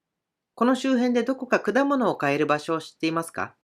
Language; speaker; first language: Japanese; native; Japanese